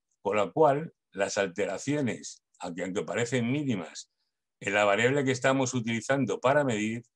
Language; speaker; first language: Spanish; native; Spanish